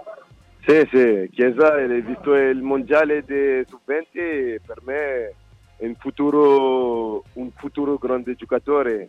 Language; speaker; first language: Italian; non-native, fluent; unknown